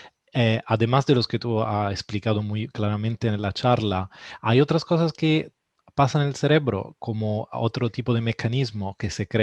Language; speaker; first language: Spanish; non-native, fluent; Italian